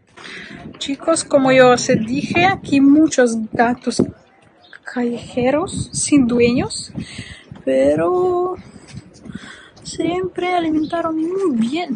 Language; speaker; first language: Spanish; non-native, learner; Russian